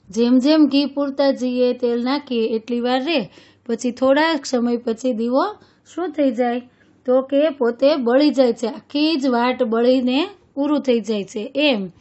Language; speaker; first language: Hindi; non-native, local second language; Gujarati